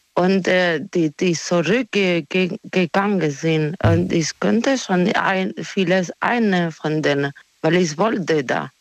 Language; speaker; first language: German; non-native, learner; Spanish